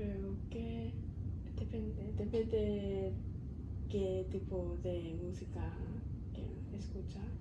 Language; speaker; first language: Spanish; non-native, learner; Cantonese